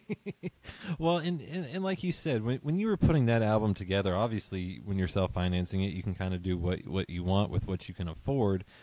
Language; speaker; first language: English; native; English